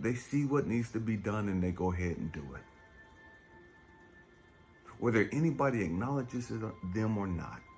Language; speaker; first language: English; native; English